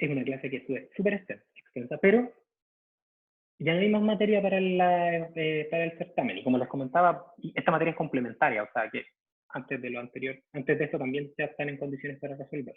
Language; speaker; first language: Spanish; native; Spanish